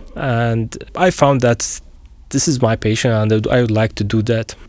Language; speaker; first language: English; non-native, fluent; Arabic